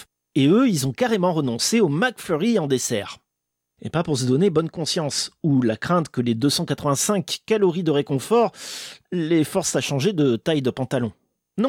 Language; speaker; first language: French; native; French